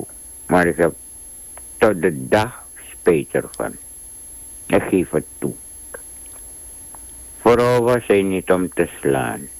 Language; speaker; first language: Dutch; non-native, local second language; Sranan Tongo